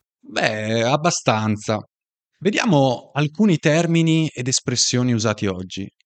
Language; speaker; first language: Italian; native; Italian